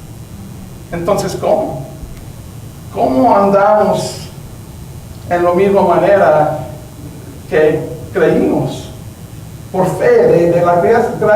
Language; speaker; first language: Spanish; non-native, learner; English